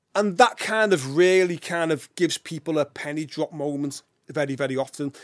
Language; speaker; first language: English; native; English